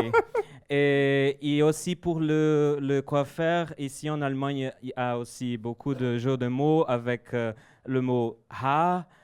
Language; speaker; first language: French; non-native, learner; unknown